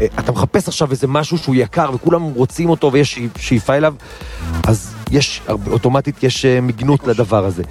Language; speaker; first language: Hebrew; native; Hebrew